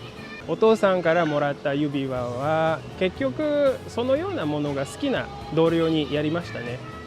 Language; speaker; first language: Japanese; non-native, fluent; Indonesian